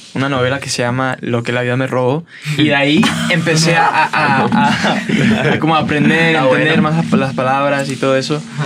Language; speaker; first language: English; native; English